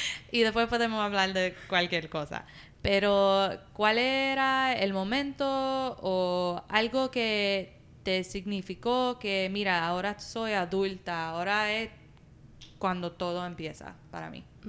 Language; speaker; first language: Spanish; early bilingual, heritage; Spanish